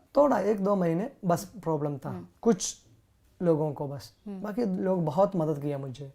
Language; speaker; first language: Hindi; non-native, local second language; Malayalam